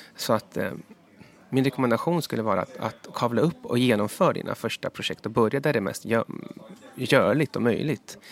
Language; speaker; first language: Swedish; early bilingual, other home language; Spanish